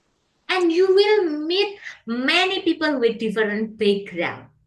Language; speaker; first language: English; non-native, fluent; Indonesian